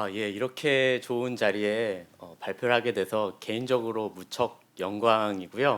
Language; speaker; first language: Korean; native; Korean